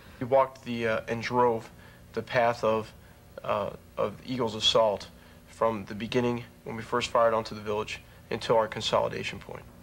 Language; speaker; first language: English; native; English